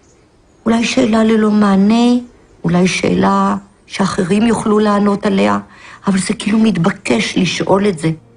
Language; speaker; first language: Hebrew; early bilingual, other home language; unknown